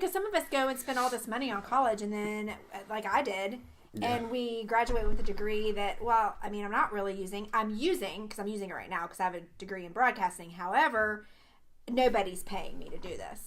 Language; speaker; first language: English; native; English